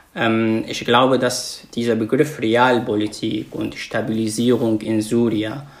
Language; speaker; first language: German; non-native, fluent; Arabic